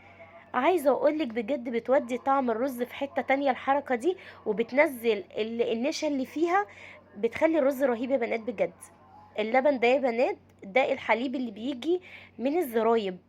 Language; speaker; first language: Arabic; native; Arabic